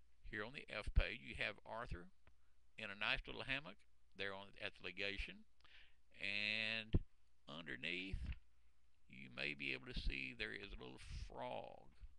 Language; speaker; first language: English; native; English